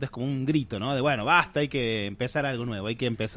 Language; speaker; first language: Spanish; native; Spanish